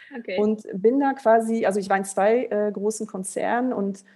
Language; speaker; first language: German; early bilingual, other home language; Polish